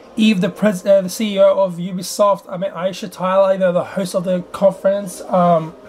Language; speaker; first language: English; native; English